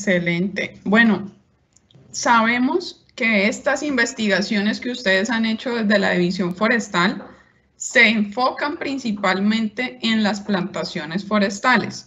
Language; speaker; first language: Spanish; native; Spanish